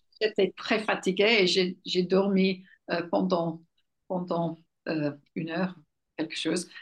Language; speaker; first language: French; non-native, learner; English